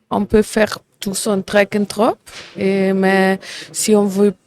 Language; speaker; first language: French; non-native, fluent; German